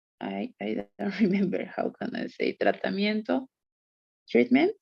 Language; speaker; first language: English; non-native, learner; Spanish